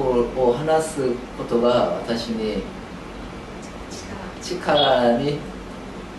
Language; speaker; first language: Japanese; non-native, learner; Korean